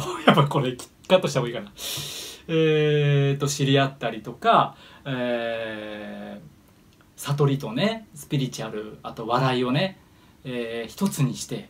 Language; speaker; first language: Japanese; native; Japanese